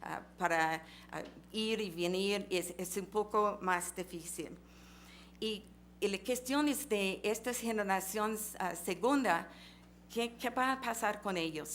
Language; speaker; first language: Spanish; non-native, fluent; English